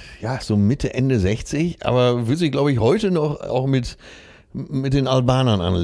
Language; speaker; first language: German; native; German